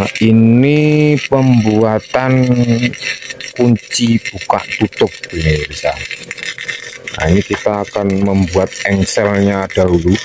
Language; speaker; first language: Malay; non-native, local second language; Javanese